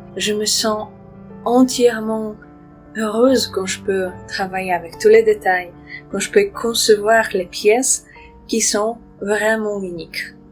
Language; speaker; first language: French; non-native, fluent; Polish